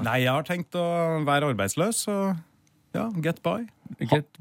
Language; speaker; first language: Norwegian; native; Norwegian